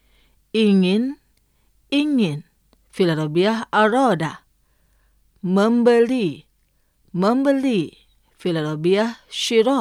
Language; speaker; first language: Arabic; non-native, fluent; Indonesian